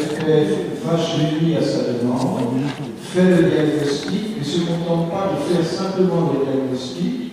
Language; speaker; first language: French; native; French